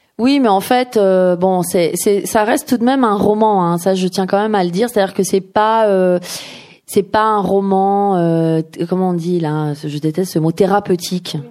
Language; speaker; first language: French; early bilingual, other home language; Persian